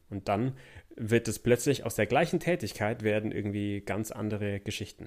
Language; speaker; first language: German; native; German